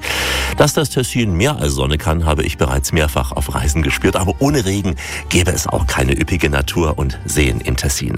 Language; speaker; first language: German; native; German